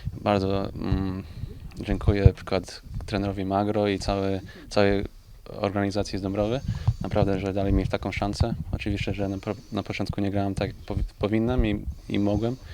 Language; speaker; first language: Polish; non-native, fluent; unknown